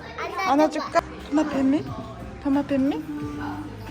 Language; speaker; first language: Korean; non-native, fluent; Mongolian